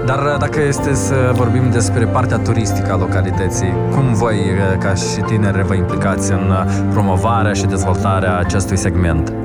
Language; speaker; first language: Romanian; native; Romanian